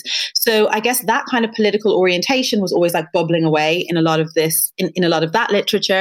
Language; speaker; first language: English; native; English